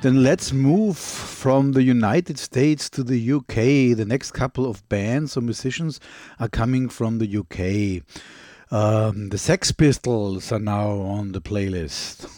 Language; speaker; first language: English; non-native, fluent; German